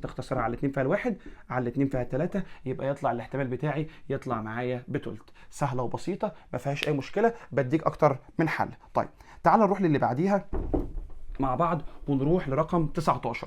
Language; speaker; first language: Arabic; native; Arabic